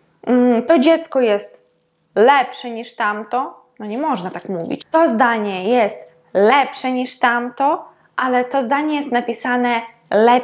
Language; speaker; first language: Polish; non-native, fluent; Ukrainian